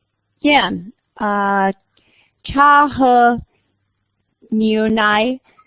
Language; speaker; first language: Chinese; non-native, learner; English